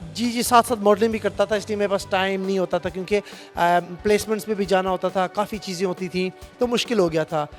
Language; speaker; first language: Urdu; early bilingual, heritage; Hindi